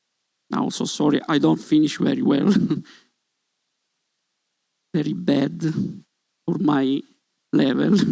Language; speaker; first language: English; non-native, learner; Italian